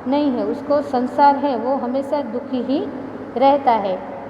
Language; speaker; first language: Hindi; non-native, local second language; Gujarati